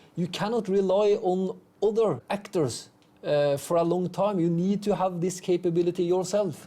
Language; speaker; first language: English; non-native, fluent; Norwegian